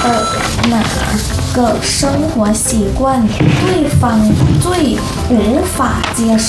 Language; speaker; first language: Chinese; non-native, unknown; Thai